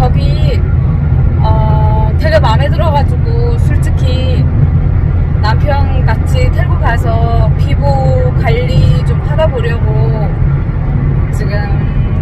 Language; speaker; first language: Korean; non-native, fluent; Mongolian